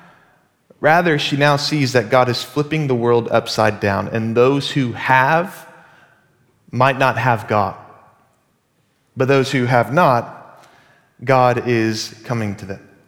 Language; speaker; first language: English; native; English